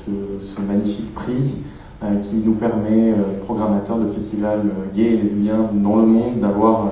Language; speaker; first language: French; native; French